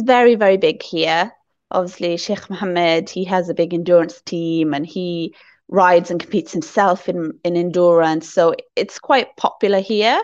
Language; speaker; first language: English; native; English